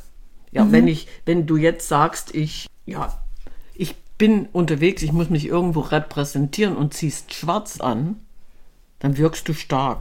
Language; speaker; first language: German; native; German